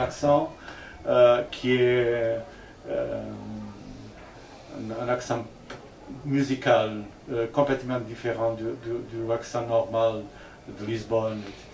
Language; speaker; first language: French; non-native, fluent; Portuguese